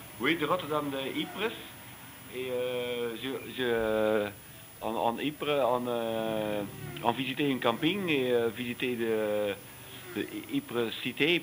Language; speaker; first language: French; non-native, learner; Dutch